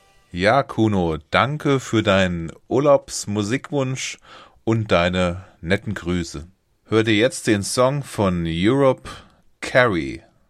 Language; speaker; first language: German; native; German